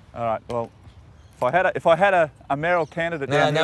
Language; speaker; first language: English; native; English